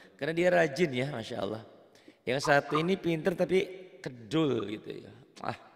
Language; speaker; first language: Indonesian; native; Indonesian